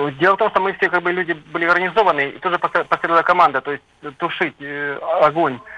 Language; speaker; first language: Russian; native; Russian